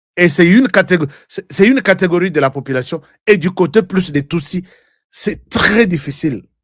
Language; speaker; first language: French; non-native, local second language; Lingala